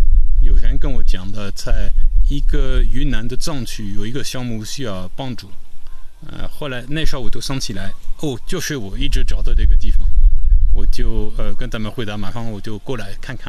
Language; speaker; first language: Chinese; non-native, fluent; French